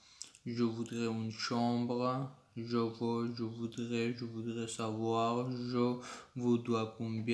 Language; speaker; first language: French; non-native, learner; Pashto